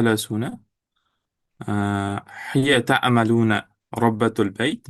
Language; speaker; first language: Arabic; non-native, learner; Uzbek